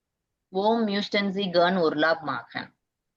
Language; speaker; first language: German; non-native, fluent; Tamil